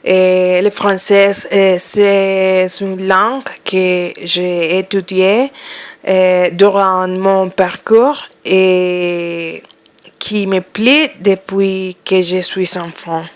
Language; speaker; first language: French; non-native, fluent; Spanish